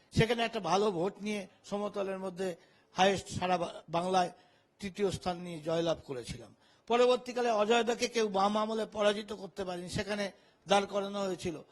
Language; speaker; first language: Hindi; non-native, local second language; Bangla